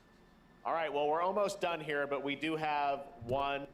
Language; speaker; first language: English; native; English